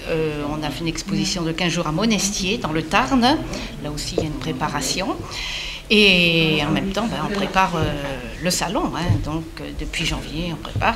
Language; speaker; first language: French; native; French